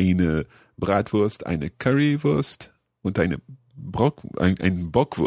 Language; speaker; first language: German; non-native, learner; English